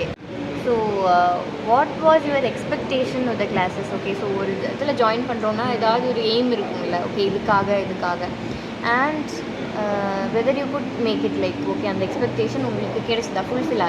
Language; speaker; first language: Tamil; native; Tamil